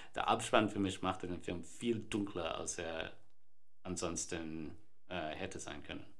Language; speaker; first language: German; non-native, fluent; English